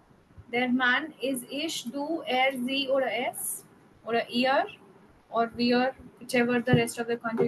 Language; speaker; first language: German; non-native, fluent; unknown